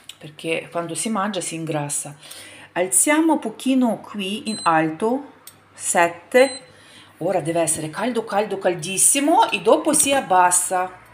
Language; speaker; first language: Italian; non-native, learner; Ukrainian